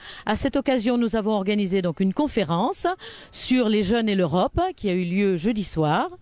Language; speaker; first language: French; native; French